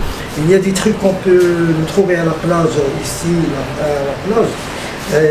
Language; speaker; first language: French; non-native, local second language; Arabic